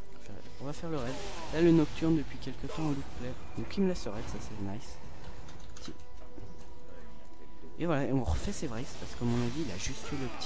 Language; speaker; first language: French; native; French